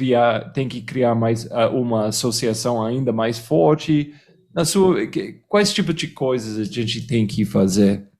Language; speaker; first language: Portuguese; non-native, fluent; English